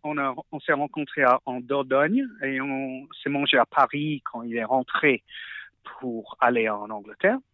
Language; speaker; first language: French; non-native, fluent; English